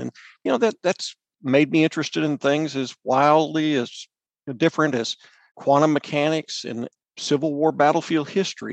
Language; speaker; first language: English; native; English